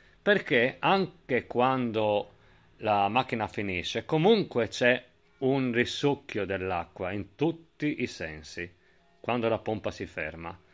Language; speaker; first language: Italian; native; Italian